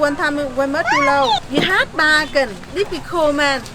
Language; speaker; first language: English; non-native, learner; Vietnamese